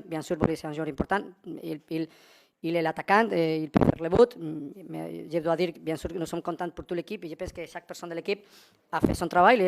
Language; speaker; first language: French; non-native, learner; Spanish